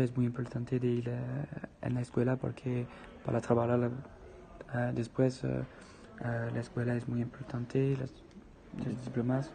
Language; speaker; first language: Spanish; non-native, learner; French